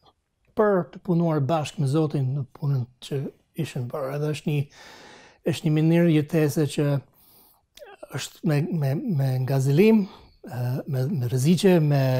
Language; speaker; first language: Albanian; non-native, fluent; English